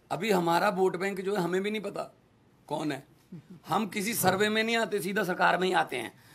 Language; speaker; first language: Hindi; non-native, local second language; Punjabi